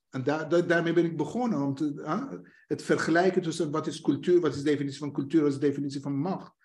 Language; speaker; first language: Dutch; non-native, fluent; Persian